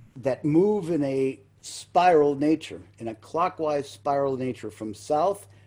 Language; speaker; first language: English; early bilingual, other home language; Spanish